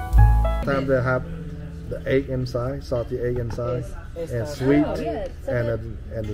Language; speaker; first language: English; non-native, learner; Vietnamese